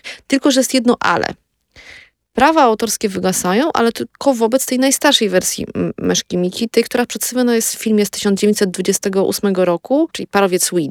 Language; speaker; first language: Polish; native; Polish